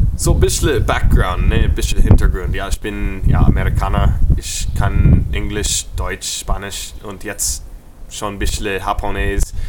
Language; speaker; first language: German; non-native, learner; English